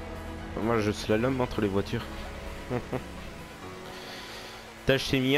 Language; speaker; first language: French; native; French